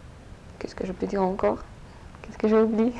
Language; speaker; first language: French; non-native, fluent; Polish